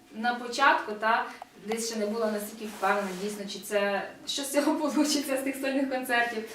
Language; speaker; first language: Ukrainian; native; Ukrainian